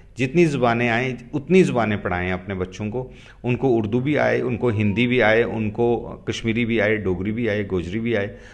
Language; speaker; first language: Hindi; non-native, local second language; Gujari